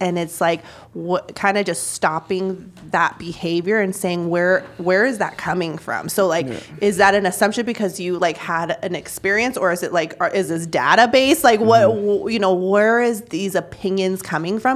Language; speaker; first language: English; native; English